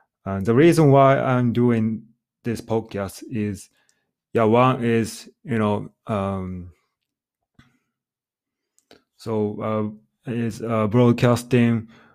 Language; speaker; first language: English; non-native, fluent; Japanese